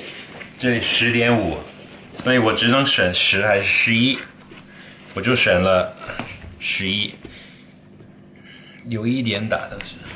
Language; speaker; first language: Chinese; non-native, fluent; English